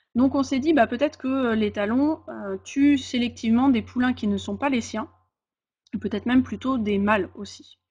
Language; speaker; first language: French; native; French